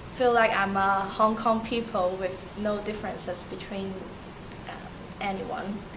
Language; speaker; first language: English; early bilingual, other home language; Turkish